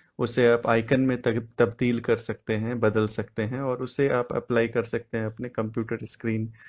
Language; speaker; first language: Hindi; native; Hindi